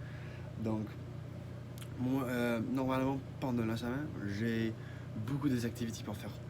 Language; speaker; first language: French; non-native, learner; English